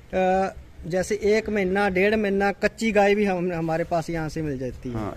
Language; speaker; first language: Hindi; native; Hindi